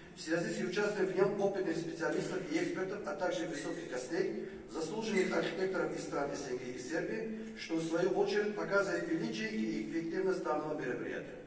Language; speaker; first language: Russian; non-native, local second language; Tajik